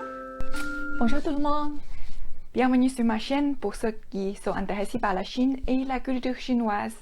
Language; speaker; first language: French; non-native, fluent; Chinese